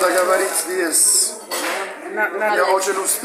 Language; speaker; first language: Russian; non-native, learner; Italian